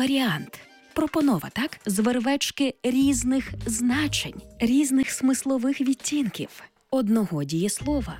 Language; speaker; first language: Ukrainian; native; Ukrainian